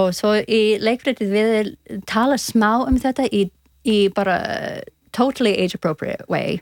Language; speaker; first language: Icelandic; non-native, learner; English